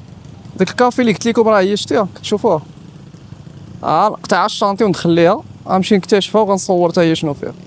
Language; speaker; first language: Arabic; native; Arabic